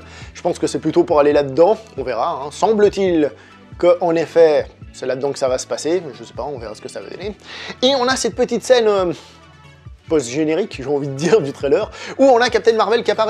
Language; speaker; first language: French; native; French